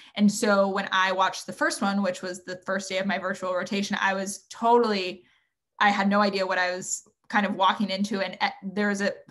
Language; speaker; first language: English; native; English